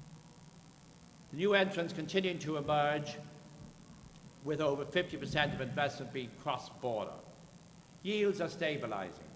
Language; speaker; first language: English; native; English